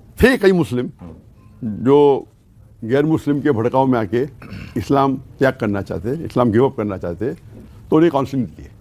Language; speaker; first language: Urdu; non-native, local second language; Konkani